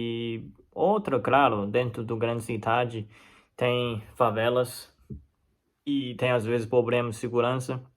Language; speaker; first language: Portuguese; non-native, fluent; Chinese